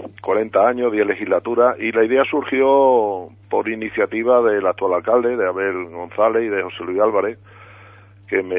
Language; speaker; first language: Spanish; native; Spanish